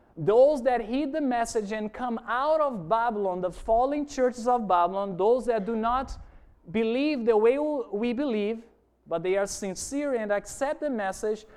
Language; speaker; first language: English; non-native, fluent; Portuguese